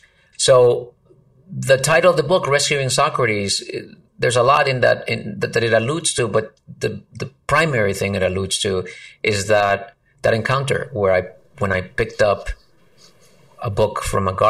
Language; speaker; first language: English; early bilingual, other home language; Spanish